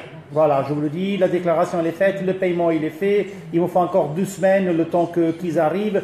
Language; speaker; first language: French; early bilingual, other home language; Italian